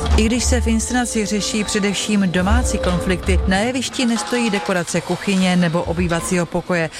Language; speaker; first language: Czech; native; Czech